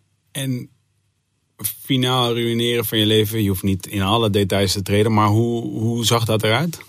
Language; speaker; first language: Dutch; native; Dutch